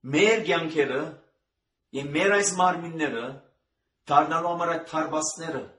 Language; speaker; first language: Armenian; native; Armenian